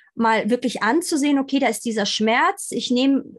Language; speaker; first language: German; native; German